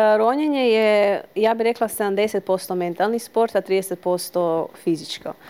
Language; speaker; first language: Croatian; early bilingual, heritage; Croatian